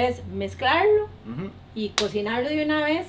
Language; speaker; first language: Spanish; native; Spanish